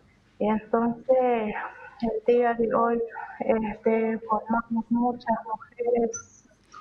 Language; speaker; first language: Spanish; non-native, local second language; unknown